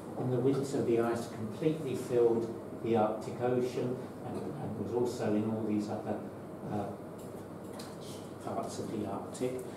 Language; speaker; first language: English; native; English